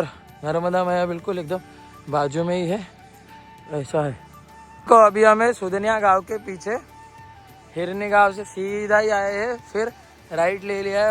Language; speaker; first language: Hindi; non-native, local second language; Marathi